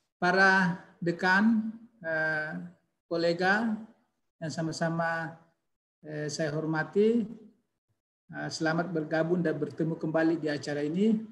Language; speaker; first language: Indonesian; native; Indonesian